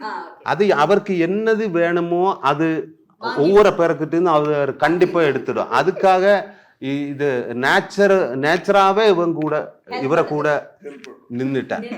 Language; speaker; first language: Tamil; non-native, learner; Malayalam